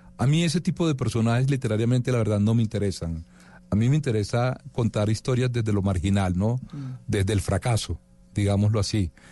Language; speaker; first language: Spanish; native; Spanish